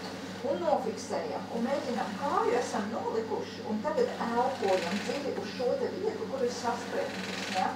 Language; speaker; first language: Latvian; native; Latvian